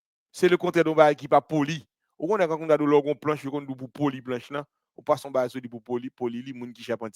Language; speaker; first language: French; non-native, local second language; Haitian Creole